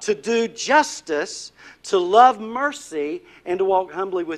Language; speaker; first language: English; native; English